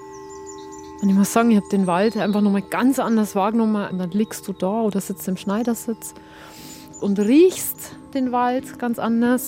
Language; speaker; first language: German; native; German